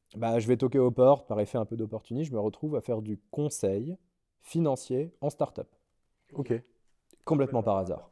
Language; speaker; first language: French; native; French